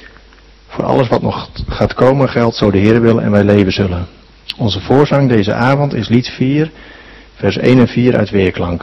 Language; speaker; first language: Dutch; native; Dutch